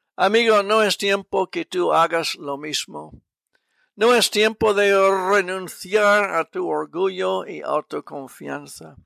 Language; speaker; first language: Spanish; non-native, fluent; English